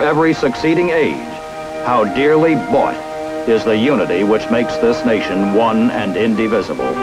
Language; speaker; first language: English; native; English